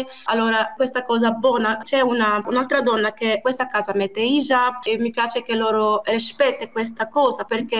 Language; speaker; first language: Italian; non-native, learner; Arabic